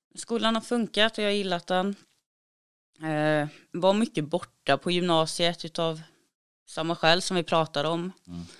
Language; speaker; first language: Swedish; native; Swedish